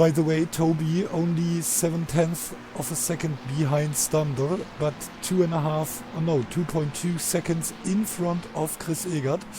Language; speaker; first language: English; non-native, fluent; German